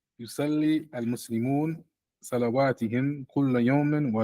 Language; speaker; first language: Arabic; non-native, learner; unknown